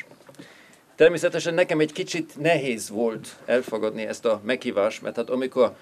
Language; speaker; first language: Hungarian; non-native, fluent; German